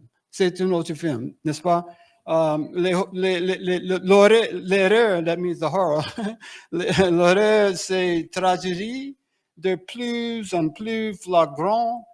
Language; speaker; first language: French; non-native, learner; English